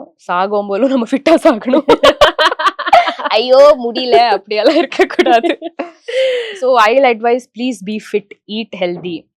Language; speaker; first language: Tamil; non-native, local second language; Kannada